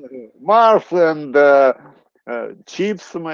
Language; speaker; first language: English; non-native, learner; Russian